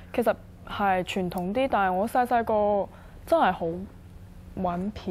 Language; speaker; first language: Cantonese; non-native, fluent; Chinese